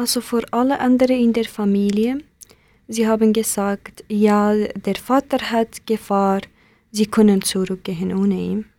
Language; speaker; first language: German; non-native, learner; Kurdish